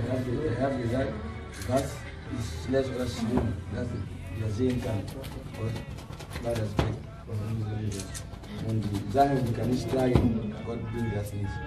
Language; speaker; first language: German; non-native, learner; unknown